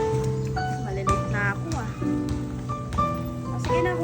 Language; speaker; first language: Filipino; native; Filipino